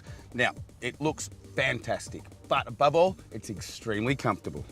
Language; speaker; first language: English; native; English